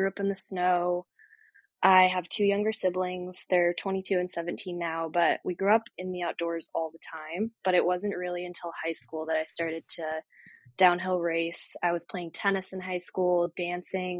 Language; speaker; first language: English; native; English